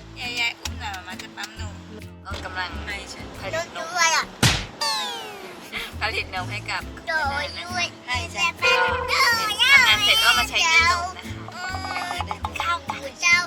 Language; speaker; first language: Thai; native; Thai